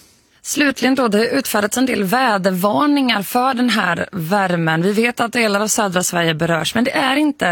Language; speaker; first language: Swedish; native; Swedish